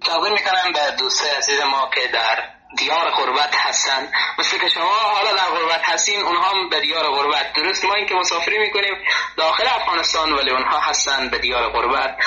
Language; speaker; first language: Persian; native; Persian